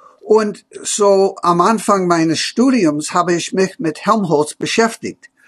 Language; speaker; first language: German; non-native, fluent; English